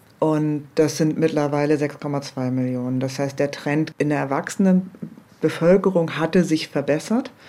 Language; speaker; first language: German; native; German